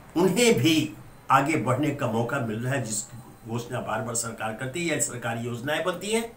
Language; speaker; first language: Hindi; native; Hindi